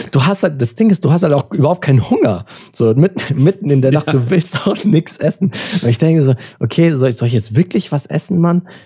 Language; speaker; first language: German; early bilingual, other home language; Turkish